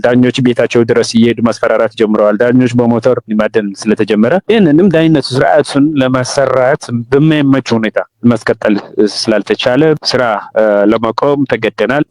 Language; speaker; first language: Amharic; non-native, local second language; Tigrinya